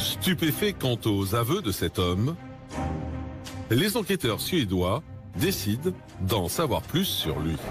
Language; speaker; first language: French; native; French